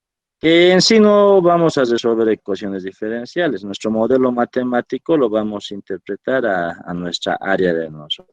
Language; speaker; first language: Spanish; native; Spanish